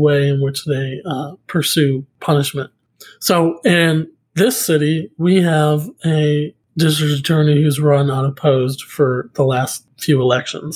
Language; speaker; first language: English; native; English